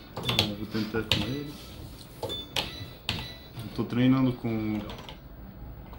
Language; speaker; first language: Portuguese; non-native, learner; French